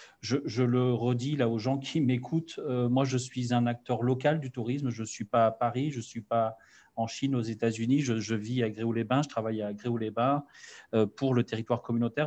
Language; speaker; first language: French; native; French